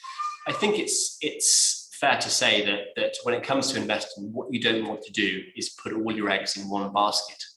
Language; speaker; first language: English; native; English